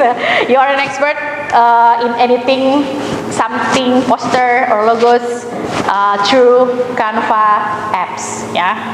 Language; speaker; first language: English; non-native, fluent; Indonesian